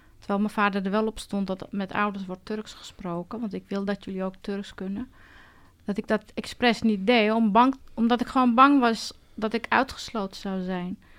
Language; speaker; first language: Dutch; early bilingual, other home language; Turkish